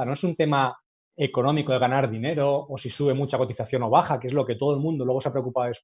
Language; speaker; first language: Spanish; native; Spanish